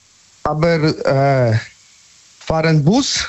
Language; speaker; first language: German; non-native, learner; Polish